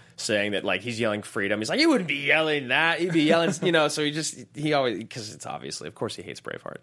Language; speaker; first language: English; native; English